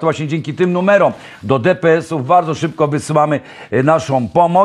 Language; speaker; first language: Polish; native; Polish